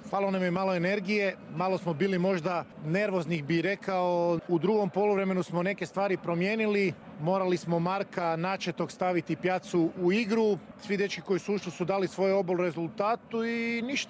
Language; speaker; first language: Croatian; native; Croatian